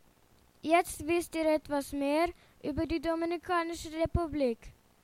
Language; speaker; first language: German; early bilingual, other home language; Spanish